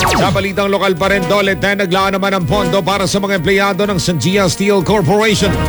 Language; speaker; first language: Filipino; non-native, local second language; Cebuano